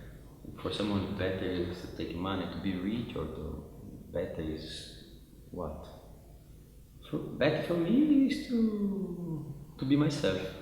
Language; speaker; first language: English; non-native, fluent; Portuguese